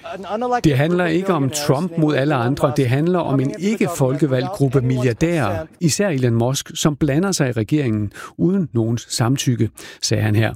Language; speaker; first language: Danish; native; Danish